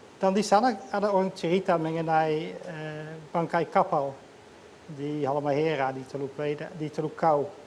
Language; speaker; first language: Indonesian; non-native, fluent; Dutch